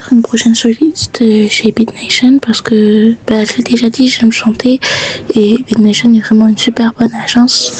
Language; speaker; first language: French; native; French